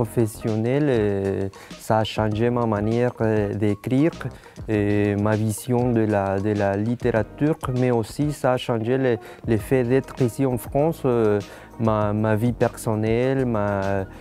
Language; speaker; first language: French; non-native, fluent; Spanish